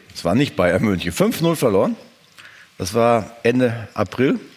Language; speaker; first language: German; native; German